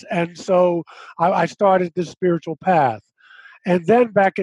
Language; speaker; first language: English; native; English